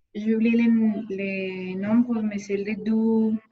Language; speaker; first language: French; non-native, learner; Spanish